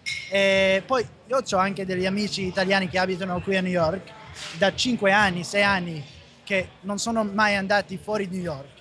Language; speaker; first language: Italian; non-native, fluent; English